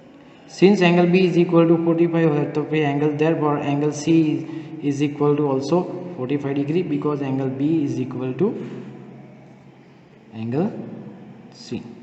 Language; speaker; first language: Hindi; native; Hindi